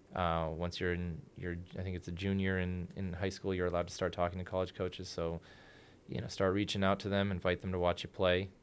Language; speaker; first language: English; early bilingual, other home language; Spanish